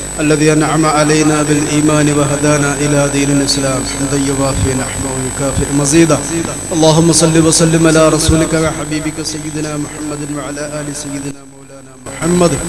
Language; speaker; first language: Arabic; non-native, fluent; Malayalam